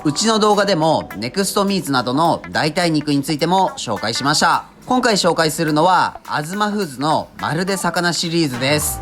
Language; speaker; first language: Japanese; native; Japanese